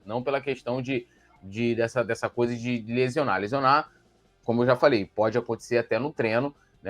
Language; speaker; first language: Portuguese; native; Portuguese